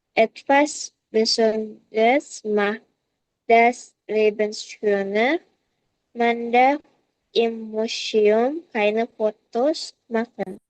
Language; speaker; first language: German; non-native, learner; Indonesian